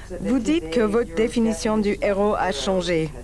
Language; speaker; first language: French; native; French